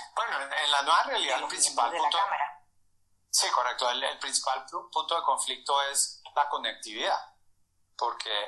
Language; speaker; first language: Spanish; native; Spanish